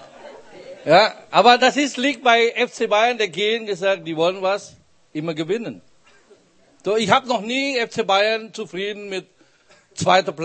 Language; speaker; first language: German; non-native, fluent; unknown